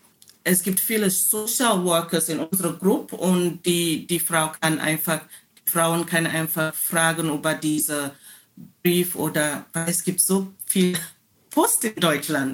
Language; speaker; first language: German; non-native, learner; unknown